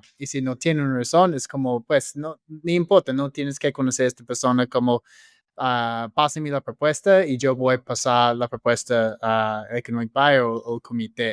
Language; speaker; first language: Spanish; non-native, fluent; English